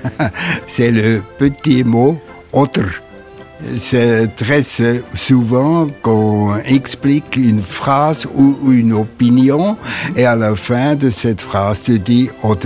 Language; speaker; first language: French; non-native, local second language; German